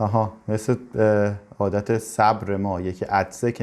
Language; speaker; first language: Persian; native; Persian